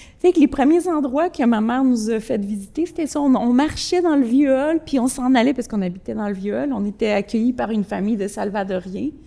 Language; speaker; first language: French; early bilingual, other home language; Spanish